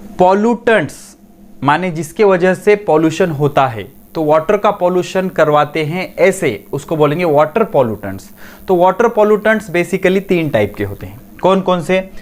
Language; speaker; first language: Hindi; non-native, local second language; Marathi